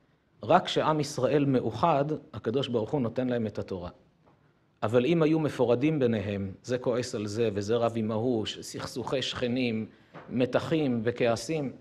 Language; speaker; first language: Hebrew; native; Hebrew